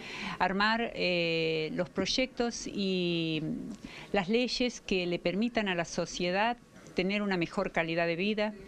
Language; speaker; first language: Spanish; native; Spanish